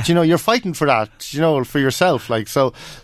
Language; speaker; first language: English; native; English